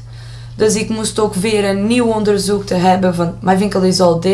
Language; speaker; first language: Dutch; non-native, learner; Portuguese